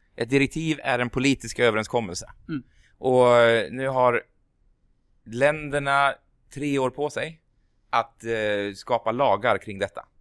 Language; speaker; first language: Swedish; native; Swedish